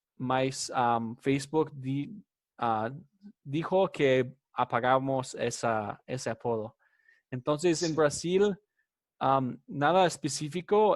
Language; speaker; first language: Spanish; non-native, fluent; English